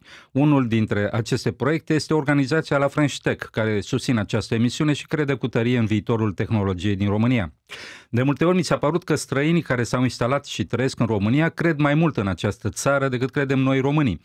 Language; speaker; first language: Romanian; native; Romanian